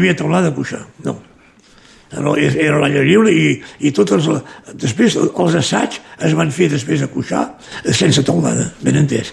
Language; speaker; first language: Catalan; native; Catalan